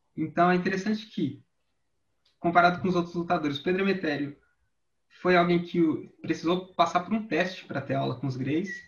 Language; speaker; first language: Portuguese; native; Portuguese